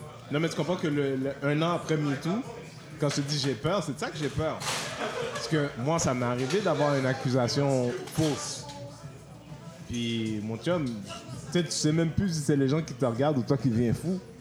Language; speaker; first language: French; native; French